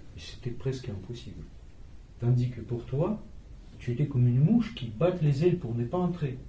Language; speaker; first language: French; non-native, fluent; Russian